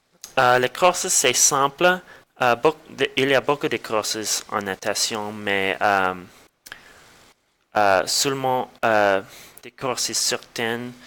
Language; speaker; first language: French; non-native, learner; English